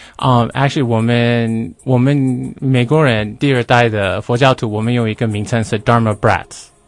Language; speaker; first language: Chinese; non-native, fluent; English